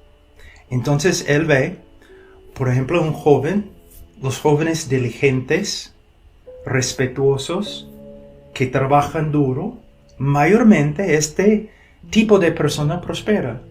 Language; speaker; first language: Spanish; non-native, fluent; English